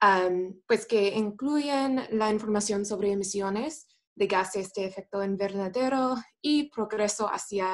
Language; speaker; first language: Spanish; non-native, fluent; English